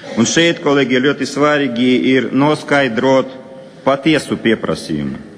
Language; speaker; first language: Latvian; non-native, local second language; Russian